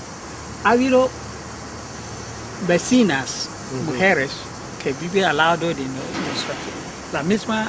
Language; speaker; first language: Spanish; non-native, learner; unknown